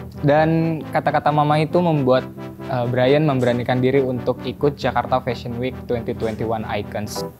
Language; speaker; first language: Indonesian; native; Indonesian